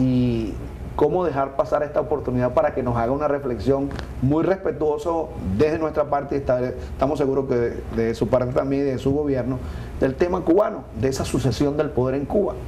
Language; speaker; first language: Spanish; native; Spanish